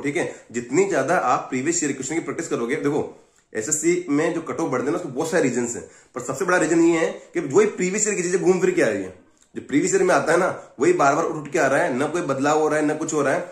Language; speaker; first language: Hindi; native; Hindi